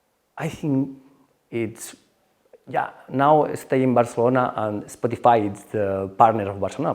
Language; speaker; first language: English; non-native, learner; Spanish